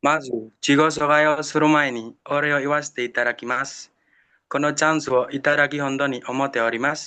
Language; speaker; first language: Japanese; non-native, learner; Indonesian